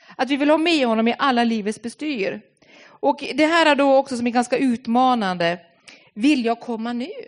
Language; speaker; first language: Swedish; non-native, fluent; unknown